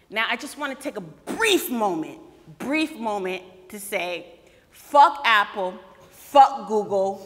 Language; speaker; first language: English; native; English